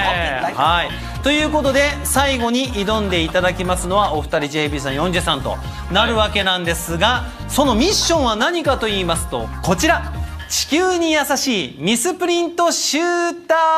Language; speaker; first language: Japanese; native; Japanese